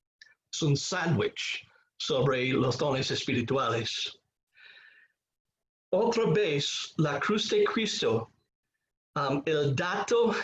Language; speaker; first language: Spanish; non-native, fluent; English